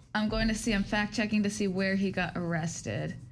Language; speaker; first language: English; native; English